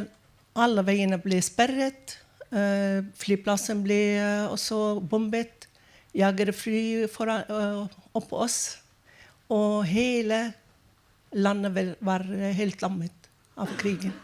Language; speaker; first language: Norwegian; non-native, fluent; Arabic